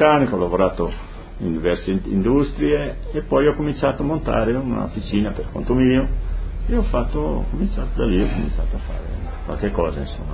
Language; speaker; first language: Italian; non-native, local second language; Friulian